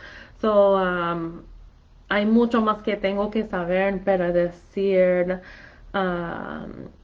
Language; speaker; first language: Spanish; non-native, fluent; English